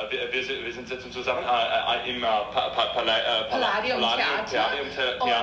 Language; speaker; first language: German; non-native, fluent; English